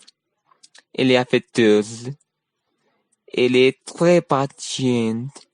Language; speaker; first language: French; non-native, learner; Spanish